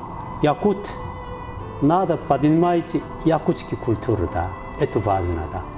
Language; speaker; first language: Russian; non-native, learner; Korean